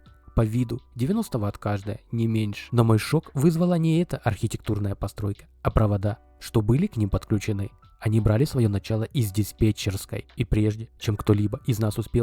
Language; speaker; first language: Russian; native; Russian